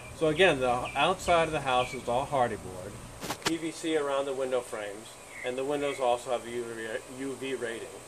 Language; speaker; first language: English; native; English